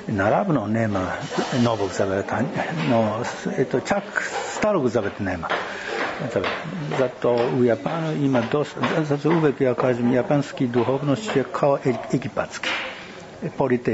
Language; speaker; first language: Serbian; non-native, learner; Japanese